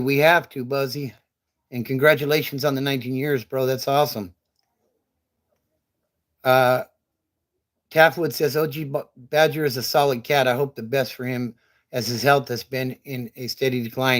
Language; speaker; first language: English; native; English